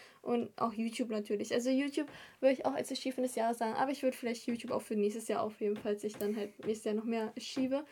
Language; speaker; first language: German; early bilingual, other home language; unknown